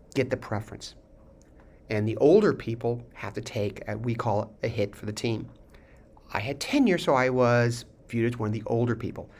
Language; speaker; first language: English; native; English